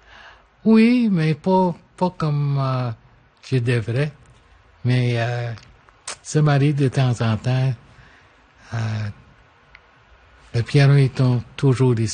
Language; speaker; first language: French; non-native, local second language; English